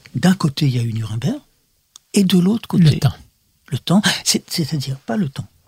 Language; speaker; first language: French; early bilingual, other home language; Russian